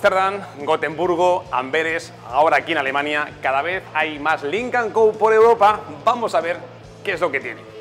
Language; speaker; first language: Spanish; native; Spanish